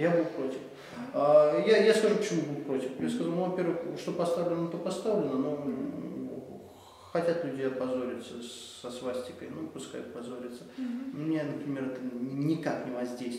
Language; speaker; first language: Russian; native; Russian